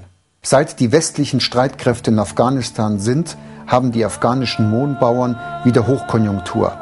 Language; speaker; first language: German; native; German